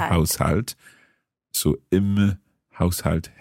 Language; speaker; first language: German; non-native, learner; English